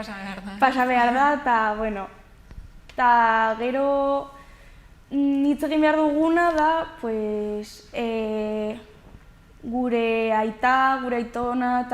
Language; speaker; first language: Basque; non-native, local second language; Spanish